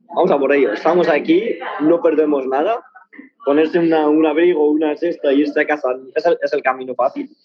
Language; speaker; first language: Spanish; early bilingual, other home language; Arabic